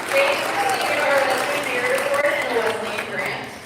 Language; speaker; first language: English; native; English